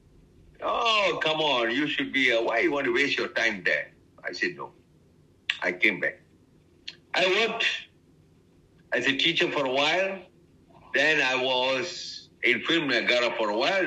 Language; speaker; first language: English; non-native, local second language; Tamil